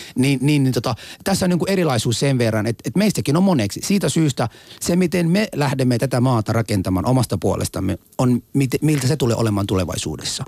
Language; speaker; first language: Finnish; non-native, fluent; Somali